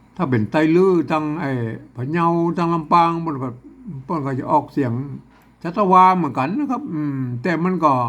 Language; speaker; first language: Thai; non-native, local second language; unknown